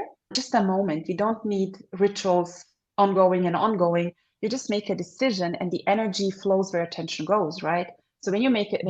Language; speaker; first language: English; non-native, fluent; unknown